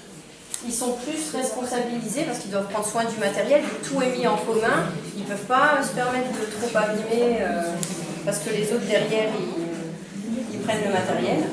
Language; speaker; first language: French; native; French